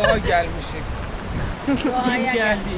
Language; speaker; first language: Turkish; non-native, local second language; Azerbaijani